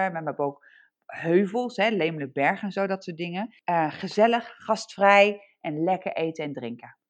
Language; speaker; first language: Dutch; native; Dutch